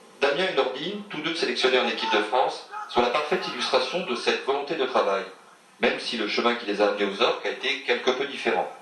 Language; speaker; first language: French; native; French